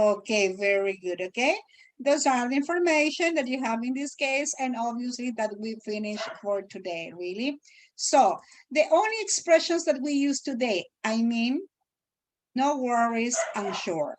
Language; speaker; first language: English; non-native, fluent; Spanish